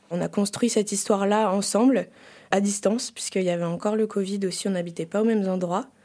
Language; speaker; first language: French; native; French